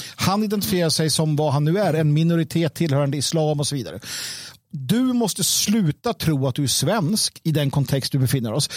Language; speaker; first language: Swedish; native; Swedish